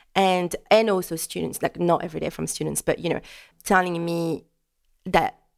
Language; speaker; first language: English; non-native, fluent; French